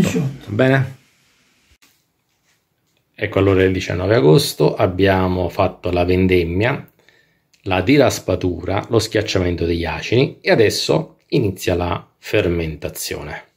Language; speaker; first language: Italian; native; Italian